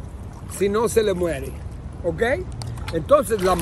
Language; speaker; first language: Spanish; non-native, fluent; English